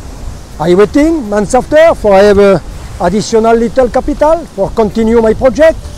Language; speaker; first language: English; non-native, learner; French